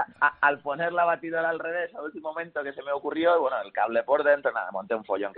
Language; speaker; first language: Spanish; native; Spanish